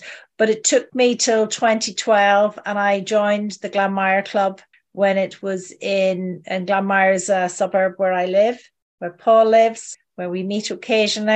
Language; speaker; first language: English; native; English